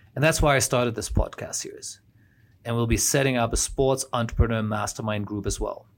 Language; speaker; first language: English; non-native, fluent; German